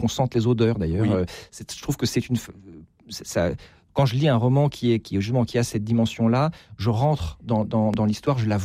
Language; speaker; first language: French; native; French